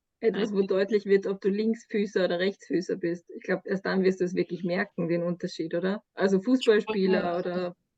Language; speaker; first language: German; native; German